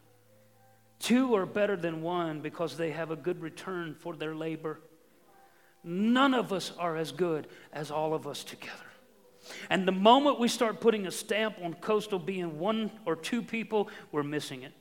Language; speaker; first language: English; native; English